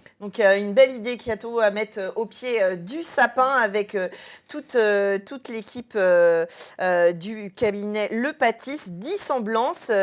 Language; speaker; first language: French; native; French